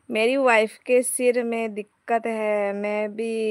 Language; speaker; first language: Hindi; non-native, local second language; Bangla